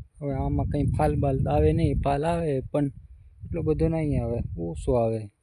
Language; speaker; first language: Gujarati; non-native, local second language; Bhili